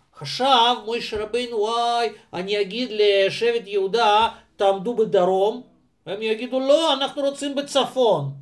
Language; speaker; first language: Hebrew; non-native, fluent; Russian